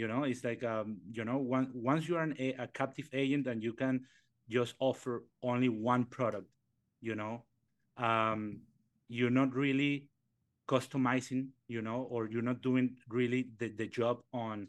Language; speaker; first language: English; non-native, fluent; Spanish